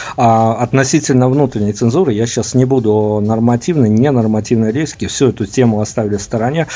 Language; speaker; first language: Russian; native; Russian